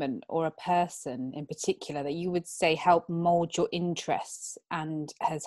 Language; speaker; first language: English; native; English